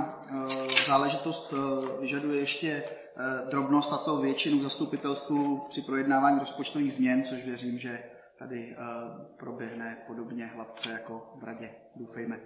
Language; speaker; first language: Czech; native; Czech